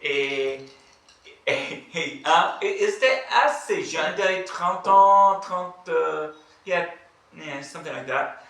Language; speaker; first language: French; non-native, fluent; English